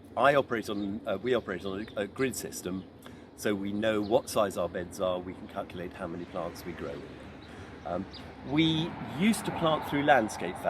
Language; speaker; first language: English; native; English